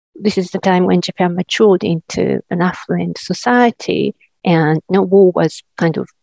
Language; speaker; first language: English; non-native, fluent; Japanese